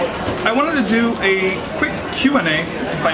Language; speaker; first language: English; native; English